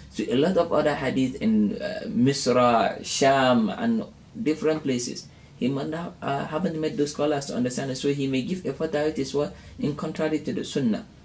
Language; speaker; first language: English; non-native, local second language; Hausa